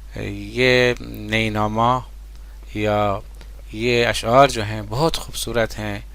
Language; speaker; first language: Urdu; non-native, fluent; Persian